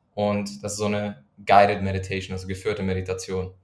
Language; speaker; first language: German; non-native, fluent; Persian